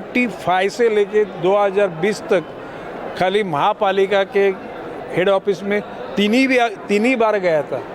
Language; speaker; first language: Hindi; non-native, local second language; Marathi